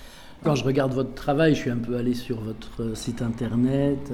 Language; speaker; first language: French; native; French